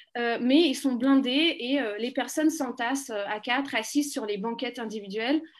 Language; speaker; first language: French; non-native, fluent; Ukrainian